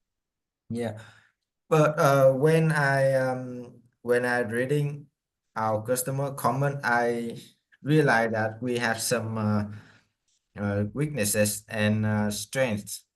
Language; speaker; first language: English; non-native, learner; Vietnamese